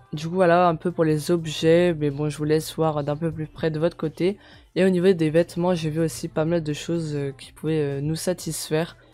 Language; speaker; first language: French; native; French